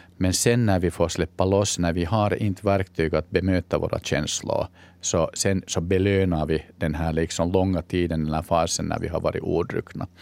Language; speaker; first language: Swedish; native; Swedish